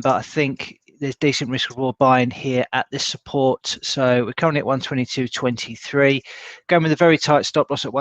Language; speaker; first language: English; native; English